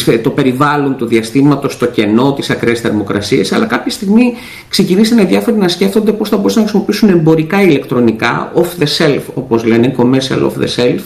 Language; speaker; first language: Greek; native; Greek